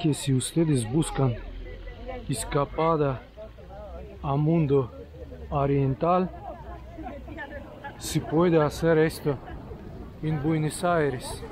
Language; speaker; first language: Spanish; non-native, learner; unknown